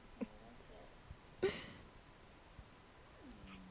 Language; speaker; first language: English; early bilingual, other home language; Spanish